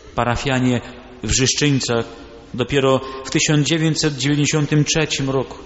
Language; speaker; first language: Polish; early bilingual, other home language; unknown